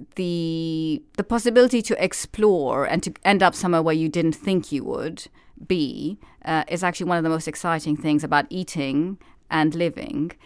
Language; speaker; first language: English; native; English